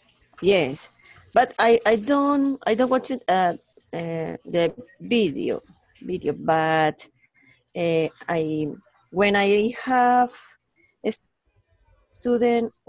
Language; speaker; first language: English; non-native, learner; Spanish